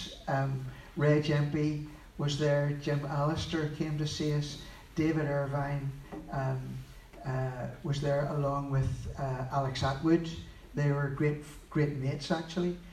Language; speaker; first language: English; native; English